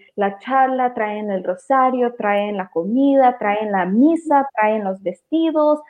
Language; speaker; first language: Spanish; early bilingual, heritage; Spanish